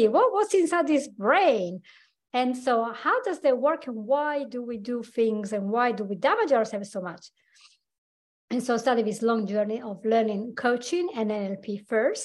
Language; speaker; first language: English; non-native, fluent; Italian